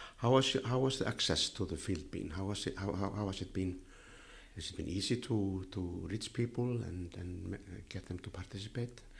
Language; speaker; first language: English; non-native, fluent; Icelandic